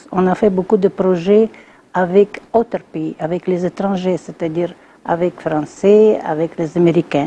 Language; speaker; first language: French; non-native, learner; Russian